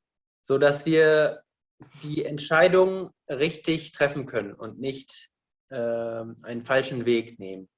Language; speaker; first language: German; non-native, fluent; Indonesian